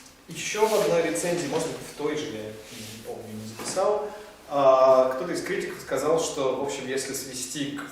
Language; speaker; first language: Russian; native; Russian